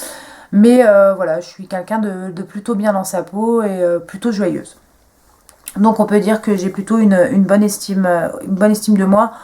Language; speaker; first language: French; native; French